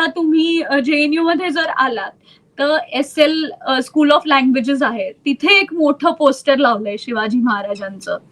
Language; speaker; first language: Marathi; native; Marathi